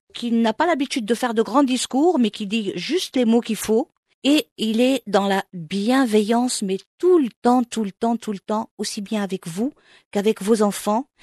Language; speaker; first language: French; non-native, local second language; Arabic